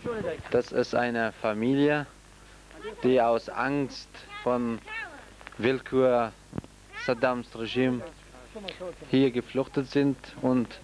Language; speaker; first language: German; non-native, fluent; Central Kurdish